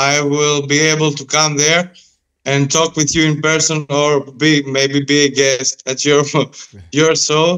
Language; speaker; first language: English; non-native, fluent; Greek